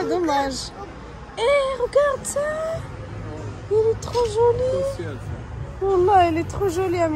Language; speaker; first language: French; native; French